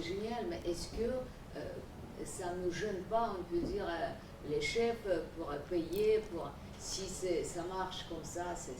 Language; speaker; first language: French; non-native, fluent; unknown